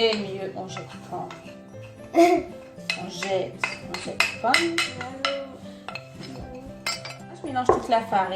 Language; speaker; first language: French; non-native, local second language; Arabic